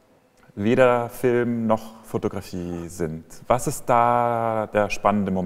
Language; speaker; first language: German; native; German